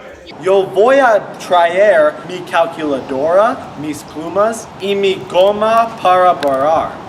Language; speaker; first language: Spanish; non-native, learner; English